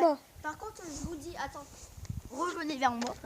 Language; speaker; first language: French; native; French